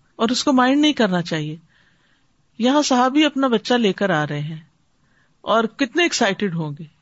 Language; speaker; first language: Urdu; native; Urdu